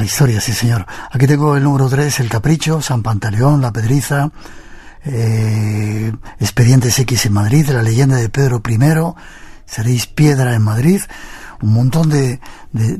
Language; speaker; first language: Spanish; native; Spanish